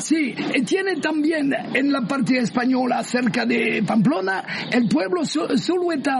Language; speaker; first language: Spanish; non-native, fluent; French